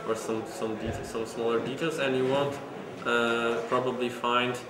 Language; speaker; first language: English; non-native, fluent; Polish